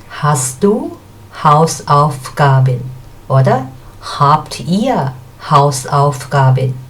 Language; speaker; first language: German; non-native, fluent; Thai